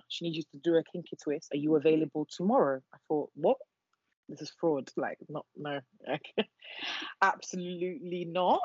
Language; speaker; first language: English; non-native, local second language; Yoruba